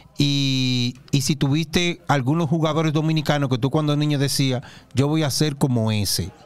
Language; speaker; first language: Spanish; native; Spanish